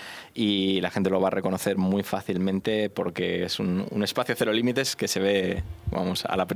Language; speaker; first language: Spanish; native; Spanish